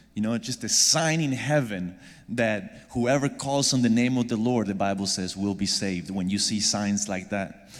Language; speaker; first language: English; non-native, fluent; Spanish